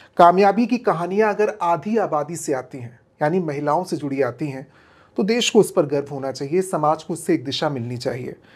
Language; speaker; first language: Hindi; native; Hindi